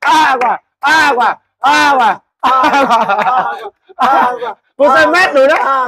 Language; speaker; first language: Portuguese; non-native, learner; Vietnamese